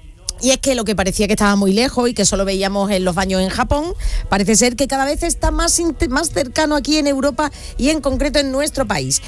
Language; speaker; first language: Spanish; native; Spanish